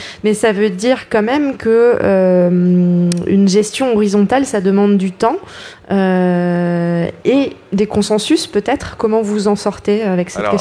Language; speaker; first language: French; native; French